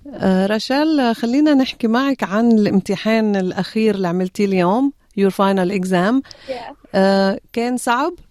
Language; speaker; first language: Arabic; native; Arabic